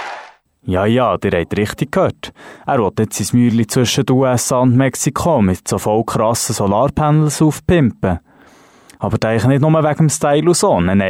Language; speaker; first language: German; native; German